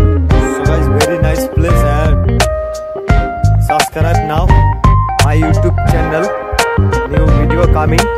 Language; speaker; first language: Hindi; non-native, local second language; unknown